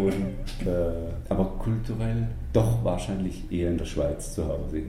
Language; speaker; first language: German; native; German